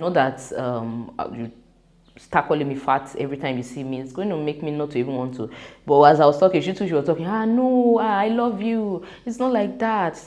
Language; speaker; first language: English; non-native, local second language; Yoruba